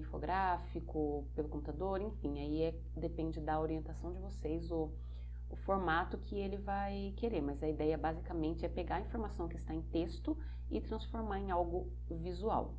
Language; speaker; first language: Portuguese; native; Portuguese